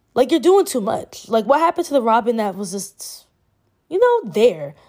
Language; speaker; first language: English; native; English